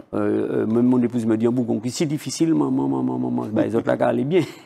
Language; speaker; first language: French; native; French